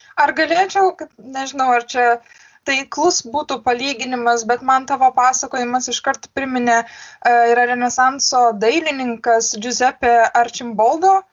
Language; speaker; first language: Lithuanian; native; Lithuanian